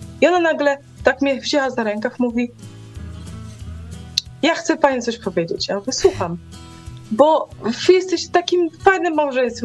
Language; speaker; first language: Polish; native; Polish